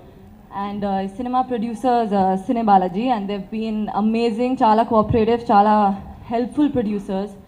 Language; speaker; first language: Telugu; non-native, learner; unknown